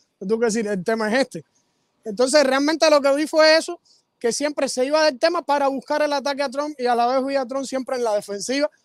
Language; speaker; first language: Spanish; native; Spanish